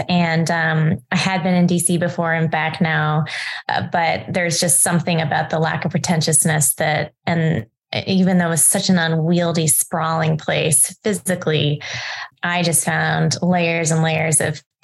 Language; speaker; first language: English; native; English